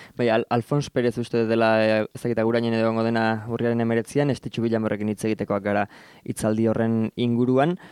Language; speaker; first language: Basque; native; Basque